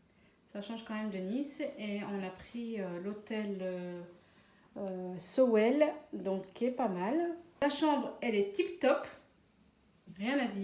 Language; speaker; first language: French; native; French